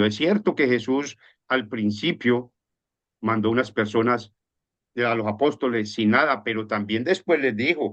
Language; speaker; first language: Spanish; native; Spanish